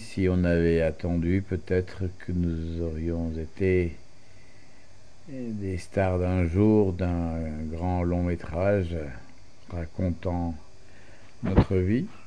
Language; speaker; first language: French; native; French